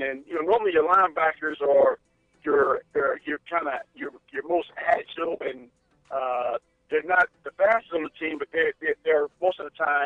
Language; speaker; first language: English; native; English